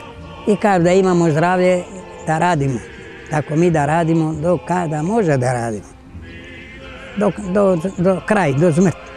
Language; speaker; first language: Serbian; non-native, local second language; Greek